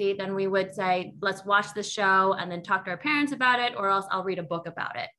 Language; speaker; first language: English; native; English